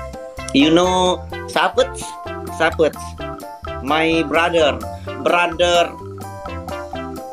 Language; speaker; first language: English; non-native, learner; Indonesian